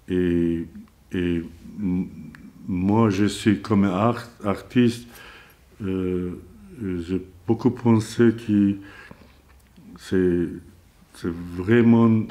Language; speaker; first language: French; non-native, learner; Azerbaijani